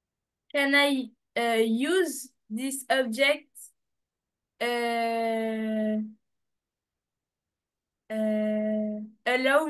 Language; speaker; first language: English; non-native, learner; French